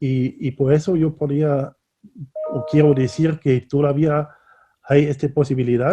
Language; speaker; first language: Spanish; non-native, fluent; German